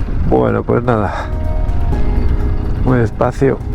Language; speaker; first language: Spanish; native; Spanish